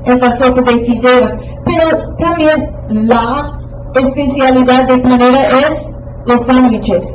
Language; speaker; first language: Spanish; non-native, fluent; English